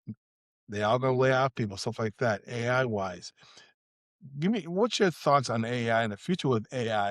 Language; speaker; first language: English; native; English